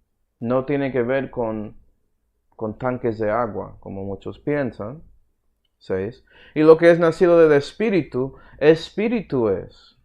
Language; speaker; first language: Spanish; early bilingual, heritage; Spanish